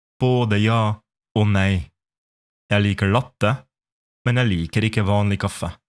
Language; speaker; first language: Norwegian; non-native, fluent; Polish